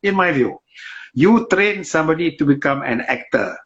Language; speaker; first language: English; non-native, local second language; Malay